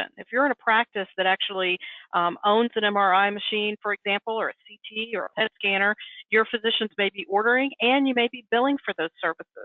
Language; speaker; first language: English; native; English